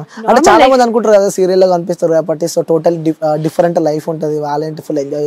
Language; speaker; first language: Telugu; native; Telugu